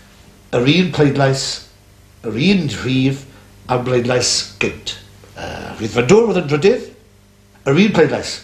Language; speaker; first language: Welsh; native; Welsh